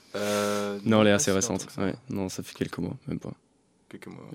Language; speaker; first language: French; early bilingual, other home language; English